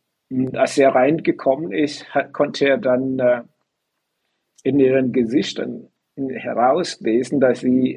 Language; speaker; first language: German; non-native, fluent; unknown